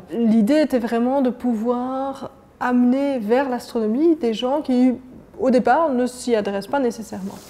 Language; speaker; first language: French; native; French